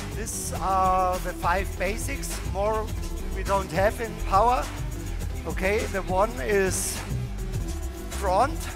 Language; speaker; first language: English; non-native, learner; German